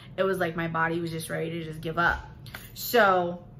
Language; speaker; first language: English; native; English